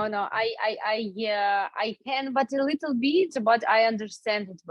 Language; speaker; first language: English; non-native, learner; Ukrainian